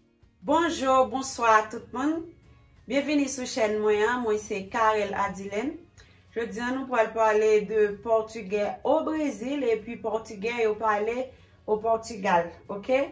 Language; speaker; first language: French; non-native, local second language; Haitian Creole